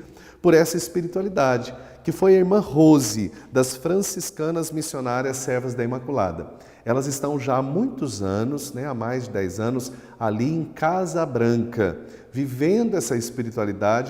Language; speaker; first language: Portuguese; native; Portuguese